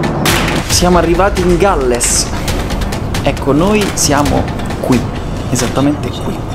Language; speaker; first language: Italian; native; Italian